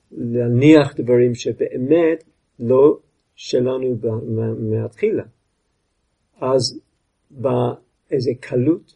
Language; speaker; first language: Hebrew; non-native, fluent; English